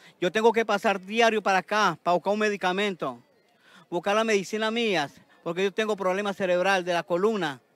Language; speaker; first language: Spanish; native; Spanish